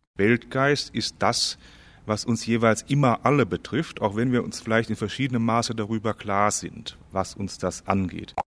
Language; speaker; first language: German; native; German